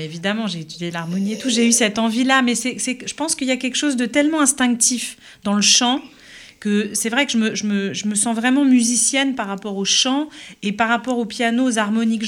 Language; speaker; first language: French; native; French